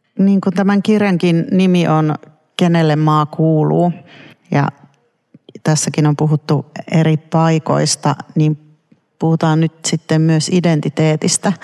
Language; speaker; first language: Finnish; native; Finnish